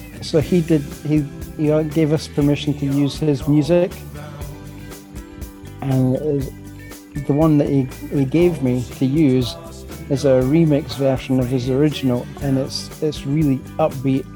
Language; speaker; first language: English; native; English